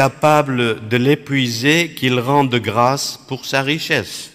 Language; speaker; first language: French; non-native, local second language; Arabic